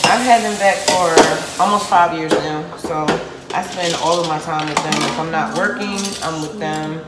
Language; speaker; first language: English; native; English